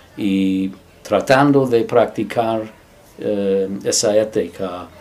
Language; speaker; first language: Spanish; non-native, fluent; English